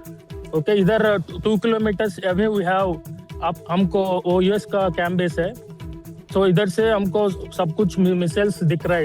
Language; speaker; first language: Hindi; non-native, local second language; Telugu